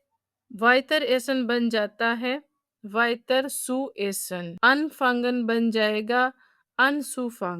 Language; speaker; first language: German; non-native, fluent; Urdu